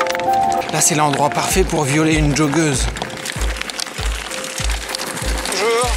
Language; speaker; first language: French; native; French